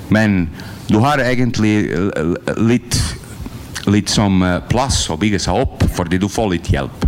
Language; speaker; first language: Norwegian; non-native, learner; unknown